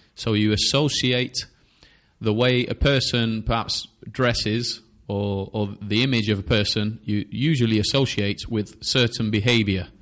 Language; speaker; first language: English; native; English